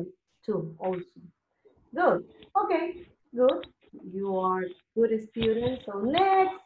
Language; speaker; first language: English; non-native, learner; Spanish